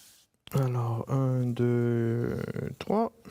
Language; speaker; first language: French; non-native, fluent; German